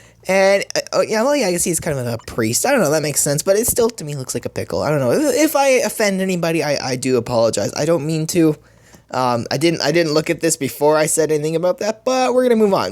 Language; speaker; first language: English; native; English